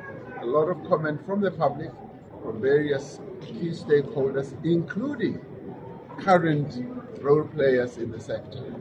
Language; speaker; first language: English; non-native, local second language; Venda